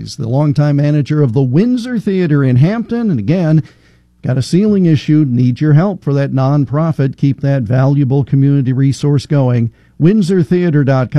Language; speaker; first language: English; native; English